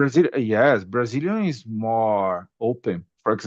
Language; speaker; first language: English; non-native, learner; Portuguese